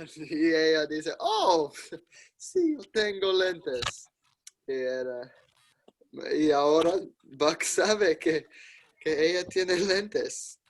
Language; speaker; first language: Spanish; non-native, learner; English